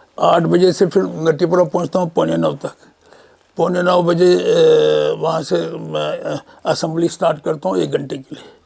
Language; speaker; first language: Urdu; non-native, local second language; Kashmiri